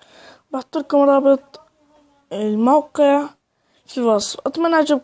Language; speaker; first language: Arabic; native; Arabic